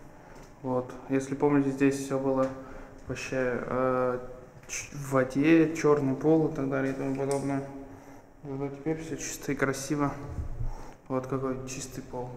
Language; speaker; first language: Russian; native; Russian